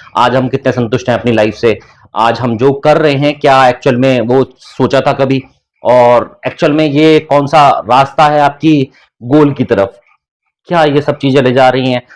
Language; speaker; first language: Hindi; native; Hindi